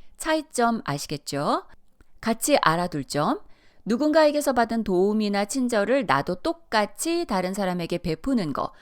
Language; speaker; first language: Korean; early bilingual, heritage; Korean